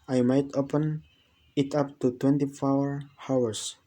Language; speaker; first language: English; non-native, fluent; Indonesian